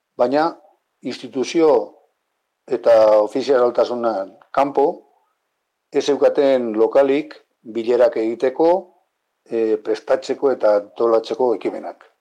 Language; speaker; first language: Basque; non-native, local second language; Spanish